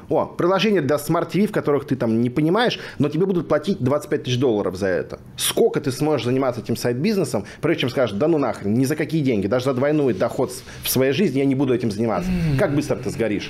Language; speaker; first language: Russian; native; Russian